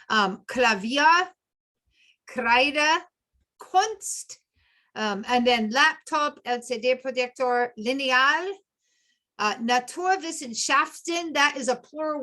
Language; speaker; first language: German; non-native, fluent; English